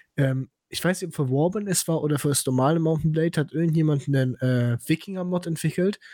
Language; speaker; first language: German; non-native, fluent; Polish